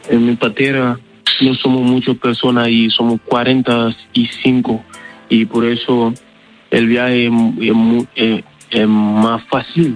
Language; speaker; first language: Spanish; non-native, learner; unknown